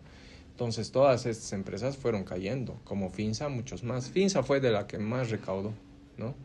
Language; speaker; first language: Spanish; native; Spanish